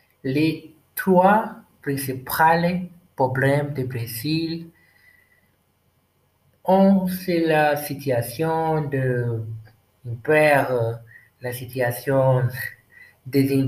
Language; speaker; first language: French; non-native, learner; Portuguese